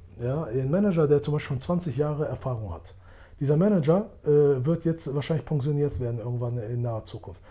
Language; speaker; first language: German; early bilingual, other home language; Albanian